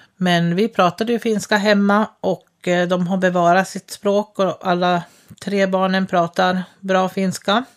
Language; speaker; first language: Swedish; early bilingual, other home language; Finnish